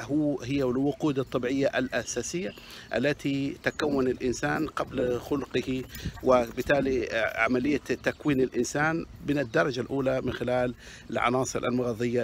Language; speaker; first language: Arabic; native; Arabic